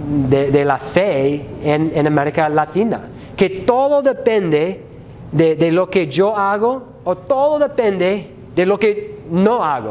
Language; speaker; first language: Spanish; non-native, fluent; English